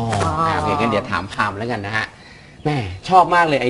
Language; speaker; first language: Thai; native; Thai